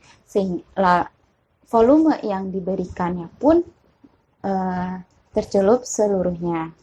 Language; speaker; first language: Indonesian; native; Indonesian